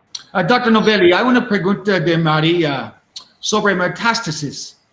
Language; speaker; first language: Spanish; non-native, learner; English